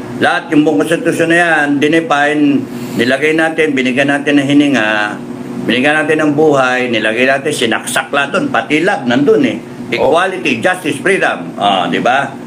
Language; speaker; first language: Filipino; native; Filipino